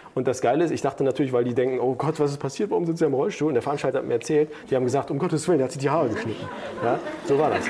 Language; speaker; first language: German; early bilingual, other home language; Turkish